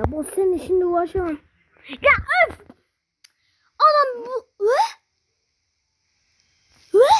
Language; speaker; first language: Turkish; native; Turkish